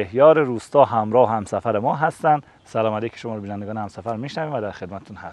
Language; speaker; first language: Persian; native; Persian